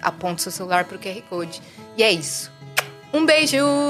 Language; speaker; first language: Portuguese; native; Portuguese